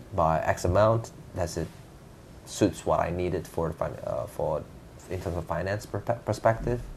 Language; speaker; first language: English; non-native, fluent; Indonesian